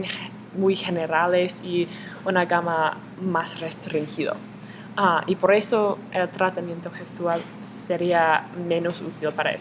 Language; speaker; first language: Spanish; non-native, learner; English